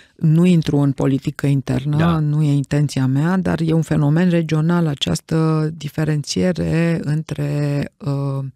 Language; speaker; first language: Romanian; native; Romanian